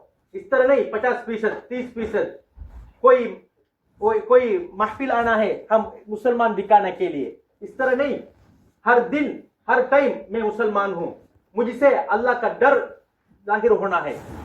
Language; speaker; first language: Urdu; non-native, local second language; Tamil